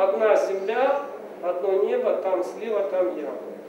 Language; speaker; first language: Russian; native; Russian